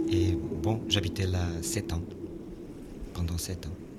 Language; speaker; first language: French; non-native, learner; Portuguese